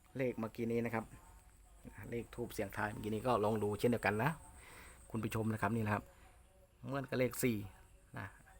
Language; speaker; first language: Thai; native; Thai